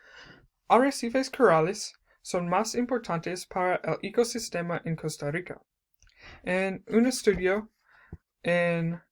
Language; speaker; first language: Spanish; non-native, learner; English